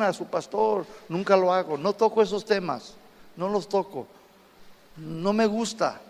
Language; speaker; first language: Spanish; native; Spanish